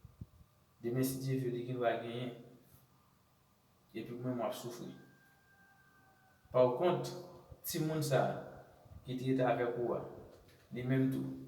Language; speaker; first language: French; non-native, learner; Haitian Creole